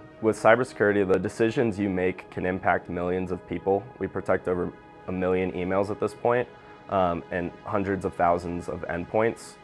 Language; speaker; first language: English; native; English